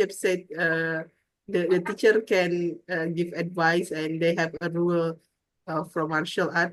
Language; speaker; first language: English; non-native, learner; Indonesian